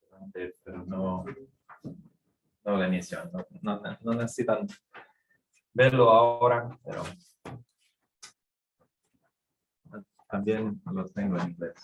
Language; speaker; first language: Spanish; non-native, fluent; English